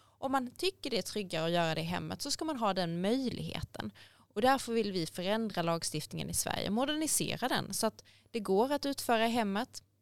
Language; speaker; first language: Swedish; native; Swedish